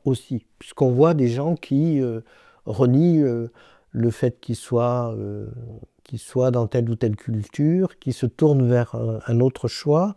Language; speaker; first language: French; native; French